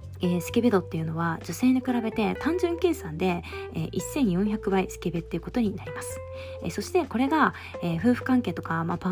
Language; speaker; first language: Japanese; native; Japanese